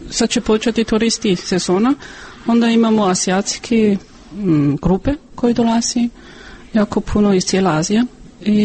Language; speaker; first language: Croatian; non-native, learner; Chinese